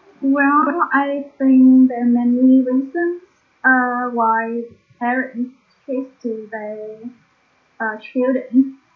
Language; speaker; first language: English; non-native, learner; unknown